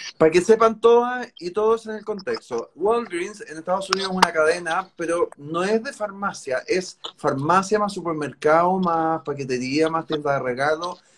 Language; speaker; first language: Spanish; native; Spanish